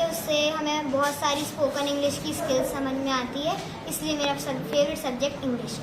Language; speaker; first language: Hindi; native; Hindi